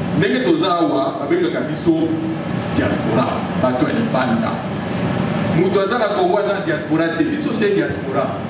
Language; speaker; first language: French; non-native, local second language; Lingala